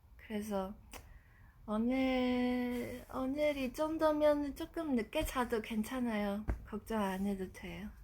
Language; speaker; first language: Korean; non-native, fluent; Japanese